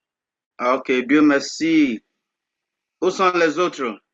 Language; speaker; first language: French; non-native, fluent; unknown